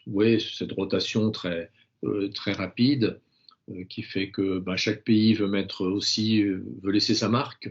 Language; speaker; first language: French; native; French